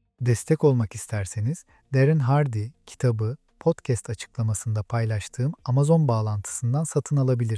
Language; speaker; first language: Turkish; native; Turkish